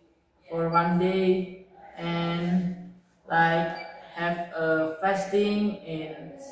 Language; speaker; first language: English; non-native, learner; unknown